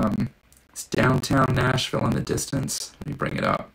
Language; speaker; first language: English; native; English